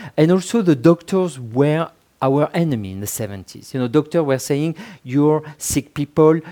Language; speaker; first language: English; non-native, fluent; French